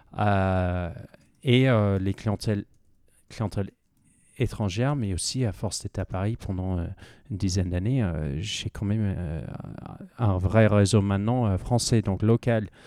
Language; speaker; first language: French; non-native, fluent; English